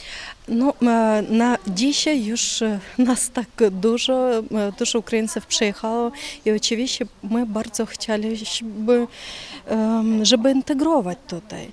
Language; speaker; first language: Polish; non-native, learner; Ukrainian